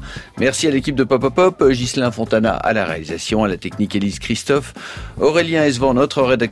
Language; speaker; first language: French; native; French